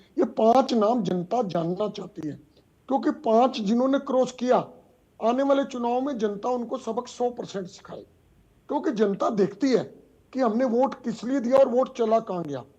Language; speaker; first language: Hindi; native; Hindi